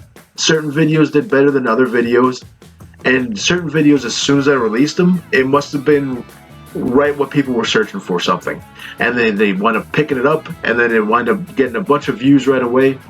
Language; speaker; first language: English; native; English